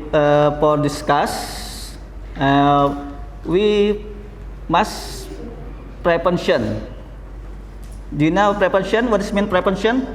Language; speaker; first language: English; non-native, learner; Indonesian